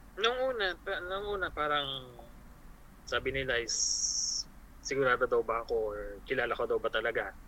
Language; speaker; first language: Filipino; native; Filipino